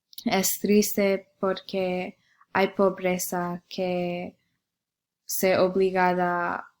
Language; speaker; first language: Spanish; non-native, learner; English